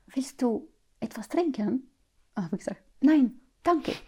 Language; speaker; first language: German; non-native, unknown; Arabic